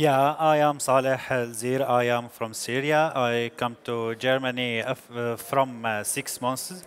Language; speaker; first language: English; non-native, learner; Arabic